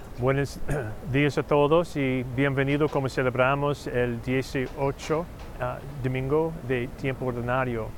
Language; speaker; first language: Spanish; non-native, fluent; English